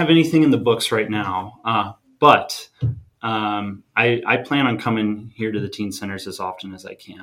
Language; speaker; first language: English; native; English